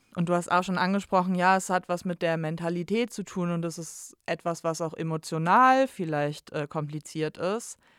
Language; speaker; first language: German; native; German